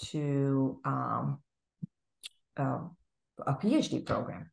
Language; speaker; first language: English; non-native, fluent; Czech